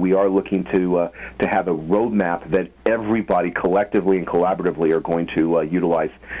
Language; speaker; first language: English; native; English